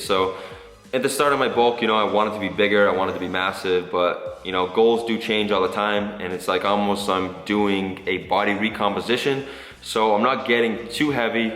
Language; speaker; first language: English; native; English